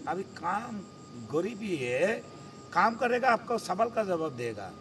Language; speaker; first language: Hindi; non-native, local second language; Bangla